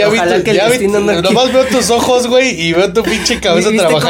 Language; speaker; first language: Spanish; native; Spanish